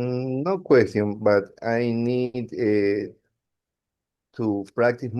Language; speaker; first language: English; non-native, learner; Spanish